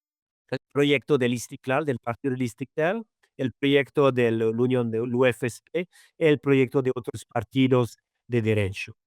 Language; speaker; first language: Spanish; non-native, fluent; Arabic